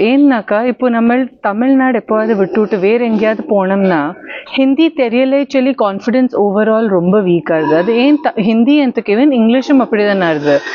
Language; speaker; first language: Tamil; early bilingual, heritage; Tamil